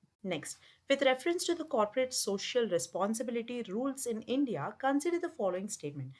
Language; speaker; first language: English; non-native, local second language; Telugu